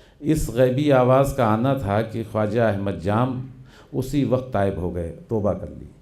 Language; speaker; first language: Urdu; native; Urdu